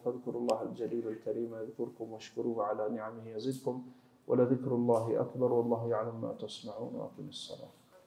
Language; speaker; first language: Arabic; non-native, fluent; Swahili